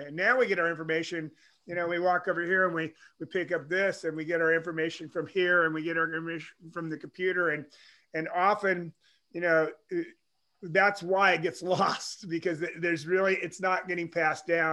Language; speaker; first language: English; native; English